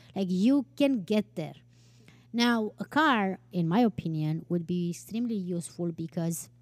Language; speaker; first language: English; non-native, fluent; Romanian